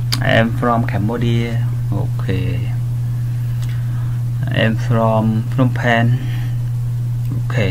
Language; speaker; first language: English; non-native, learner; Khmer